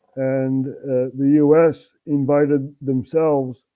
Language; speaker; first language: English; non-native, fluent; Dutch